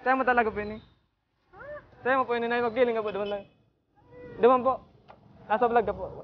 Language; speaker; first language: Filipino; non-native, local second language; Bikol